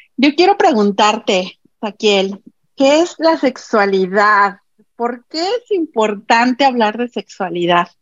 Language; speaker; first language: Spanish; native; Spanish